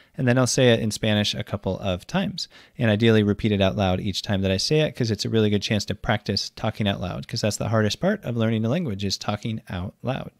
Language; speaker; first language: English; native; English